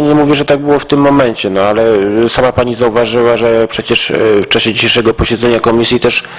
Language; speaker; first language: Polish; native; Polish